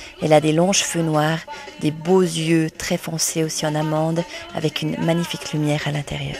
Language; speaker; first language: French; native; French